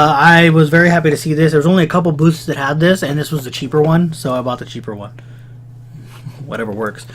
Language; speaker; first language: English; native; English